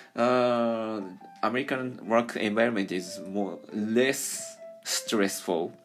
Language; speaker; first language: English; non-native, learner; Japanese